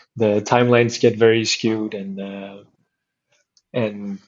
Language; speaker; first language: English; non-native, fluent; Icelandic